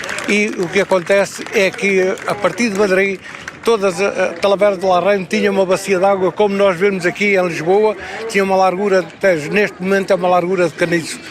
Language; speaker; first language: Portuguese; native; Portuguese